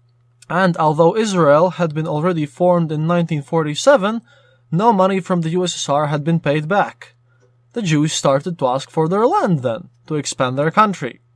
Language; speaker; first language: English; non-native, fluent; Latvian